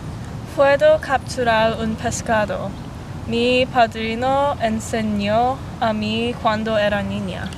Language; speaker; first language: Spanish; non-native, learner; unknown